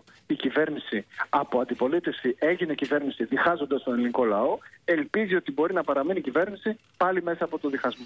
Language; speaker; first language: Greek; native; Greek